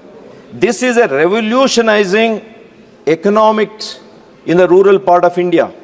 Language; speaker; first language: English; non-native, local second language; Kannada